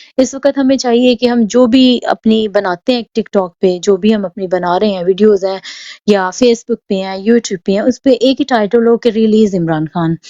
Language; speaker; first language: Urdu; native; Urdu